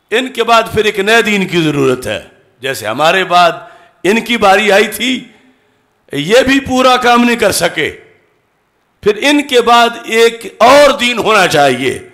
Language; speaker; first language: Urdu; non-native, local second language; Punjabi